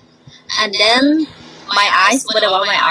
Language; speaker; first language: English; non-native, learner; Thai